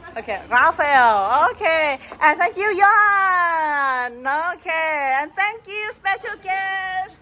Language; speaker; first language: English; non-native, learner; Thai